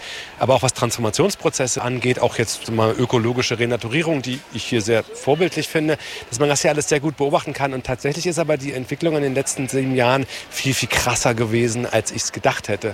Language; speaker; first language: German; native; German